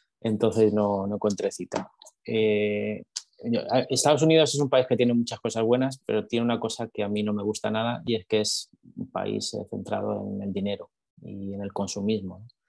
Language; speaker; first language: Spanish; native; Spanish